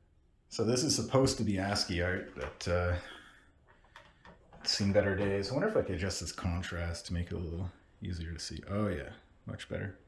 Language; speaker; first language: English; native; English